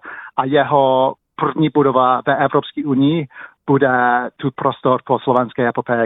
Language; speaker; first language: Czech; early bilingual, heritage; English